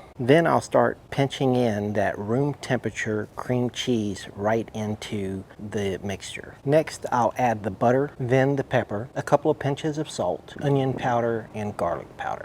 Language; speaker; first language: English; native; English